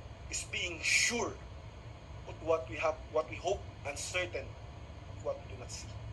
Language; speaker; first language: English; non-native, local second language; Filipino